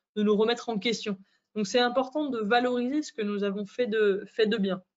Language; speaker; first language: French; native; French